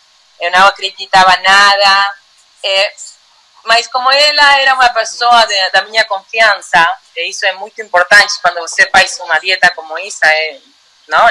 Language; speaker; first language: Portuguese; non-native, learner; Spanish